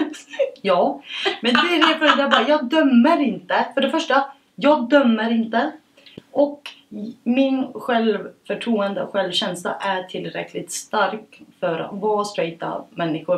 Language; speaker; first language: Swedish; early bilingual, other home language; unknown